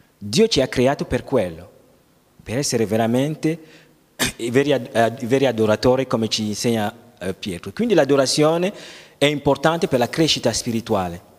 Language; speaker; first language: Italian; non-native, fluent; French